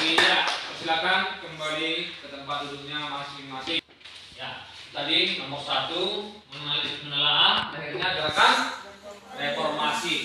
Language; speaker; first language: Indonesian; native; Indonesian